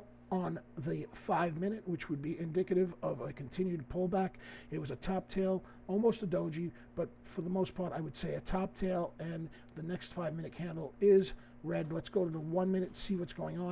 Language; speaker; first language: English; native; English